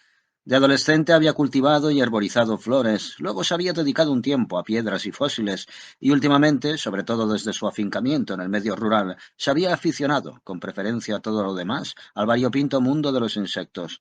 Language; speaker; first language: Spanish; native; Spanish